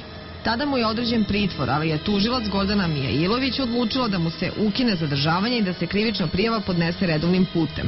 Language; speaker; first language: Serbian; native; Serbian